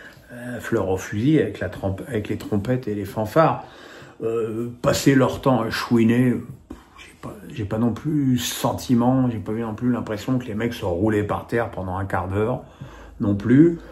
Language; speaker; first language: French; native; French